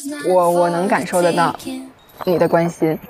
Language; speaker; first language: Chinese; native; Chinese